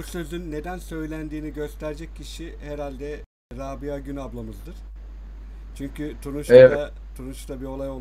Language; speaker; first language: Turkish; native; Turkish